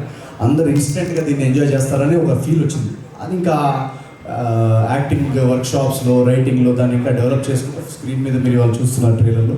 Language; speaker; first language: Telugu; native; Telugu